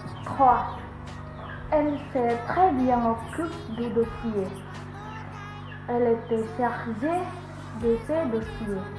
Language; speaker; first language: French; non-native, learner; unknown